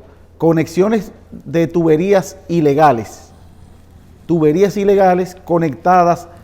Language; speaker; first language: Spanish; native; Spanish